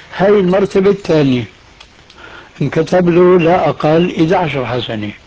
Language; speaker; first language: Arabic; early bilingual, other home language; Albanian